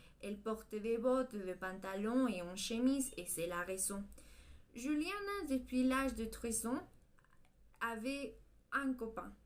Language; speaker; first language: French; non-native, learner; Spanish